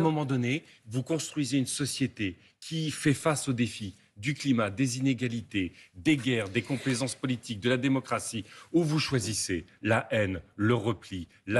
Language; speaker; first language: French; native; French